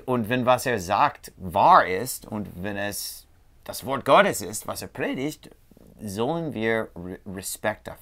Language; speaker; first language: German; non-native, learner; English